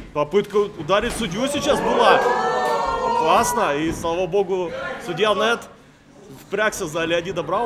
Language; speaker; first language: Russian; native; Russian